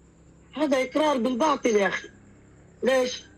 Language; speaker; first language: Arabic; non-native, fluent; Filipino